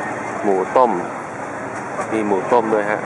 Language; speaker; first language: Thai; native; Thai